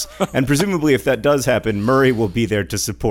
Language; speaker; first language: English; native; English